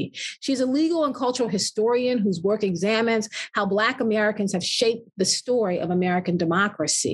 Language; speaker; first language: English; native; English